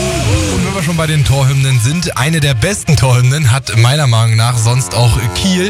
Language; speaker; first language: German; native; German